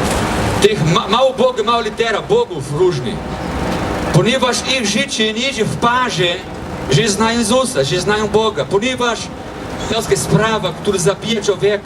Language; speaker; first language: Polish; non-native, fluent; Portuguese